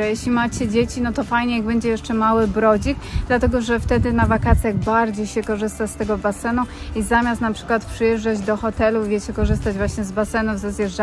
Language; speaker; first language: Polish; native; Polish